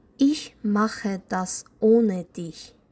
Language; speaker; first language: German; non-native, fluent; Korean